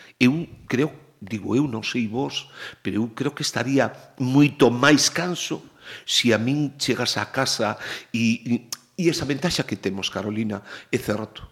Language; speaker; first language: Galician; native; Galician